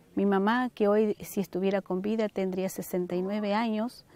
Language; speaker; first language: Spanish; native; Spanish